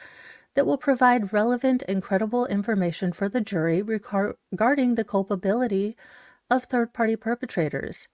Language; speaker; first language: English; native; English